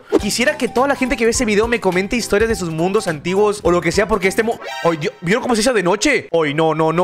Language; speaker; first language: Spanish; native; Spanish